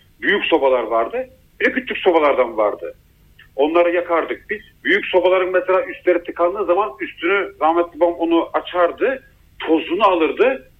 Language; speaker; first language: Turkish; early bilingual, heritage; Turkish